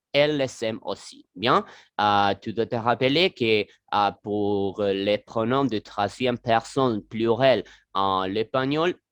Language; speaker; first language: French; non-native, learner; Spanish